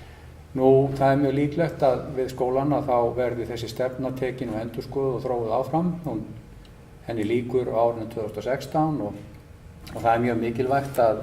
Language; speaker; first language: Icelandic; native; Icelandic